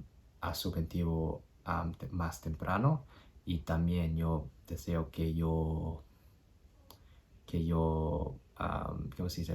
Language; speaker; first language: Spanish; non-native, learner; English